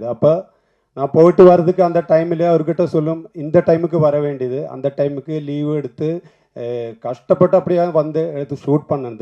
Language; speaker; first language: Tamil; non-native, learner; Malayalam